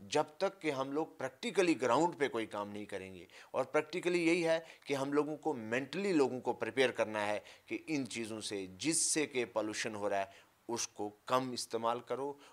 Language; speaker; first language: Urdu; non-native, local second language; Punjabi